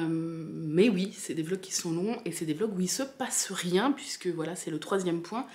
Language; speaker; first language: French; native; French